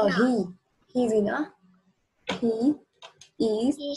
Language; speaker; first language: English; non-native, fluent; Vietnamese